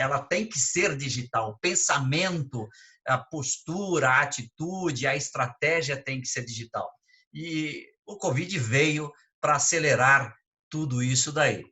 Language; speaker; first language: Portuguese; native; Portuguese